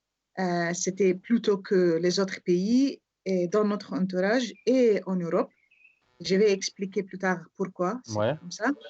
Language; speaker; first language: French; non-native, fluent; Arabic